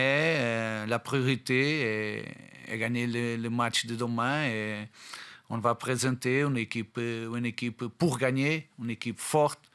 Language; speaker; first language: French; non-native, fluent; Portuguese